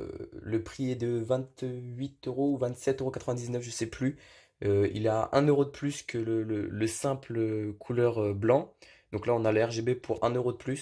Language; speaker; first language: French; native; French